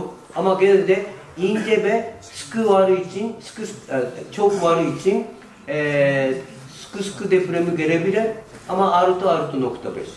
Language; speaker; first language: Turkish; non-native, fluent; Japanese